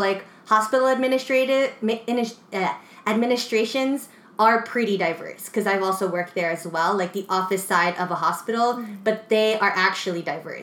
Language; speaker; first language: English; native; English